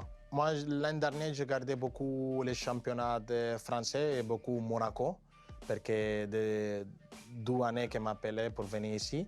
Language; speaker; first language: French; non-native, learner; Spanish